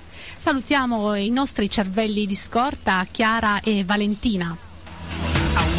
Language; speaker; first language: Italian; native; Italian